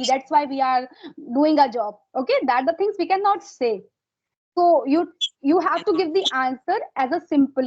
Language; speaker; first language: English; non-native, fluent; Hindi